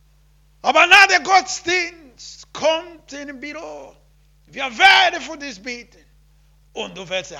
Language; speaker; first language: German; non-native, learner; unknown